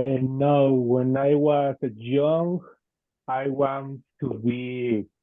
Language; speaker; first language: English; non-native, fluent; Spanish